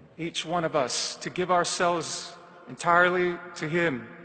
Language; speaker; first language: English; native; English